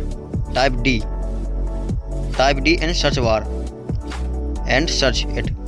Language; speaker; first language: English; non-native, local second language; Hindi